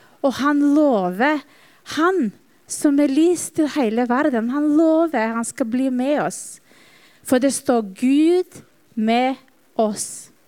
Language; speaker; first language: Norwegian; non-native, fluent; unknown